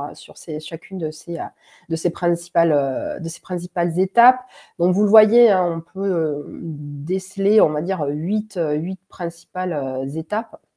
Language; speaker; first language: French; native; French